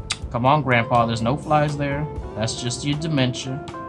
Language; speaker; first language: English; native; English